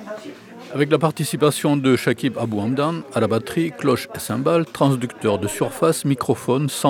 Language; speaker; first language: French; native; French